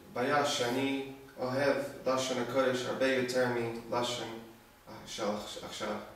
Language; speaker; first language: Hebrew; non-native, learner; English